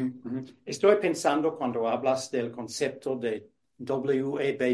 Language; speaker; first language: Spanish; non-native, fluent; English